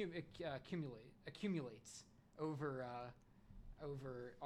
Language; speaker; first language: English; native; English